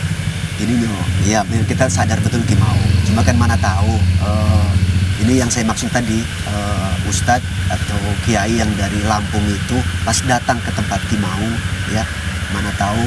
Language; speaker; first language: Indonesian; native; Indonesian